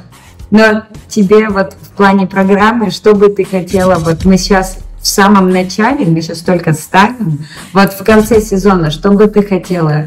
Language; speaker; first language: Russian; native; Russian